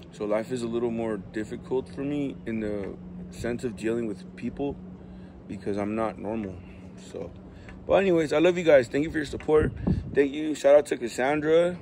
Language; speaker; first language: English; native; English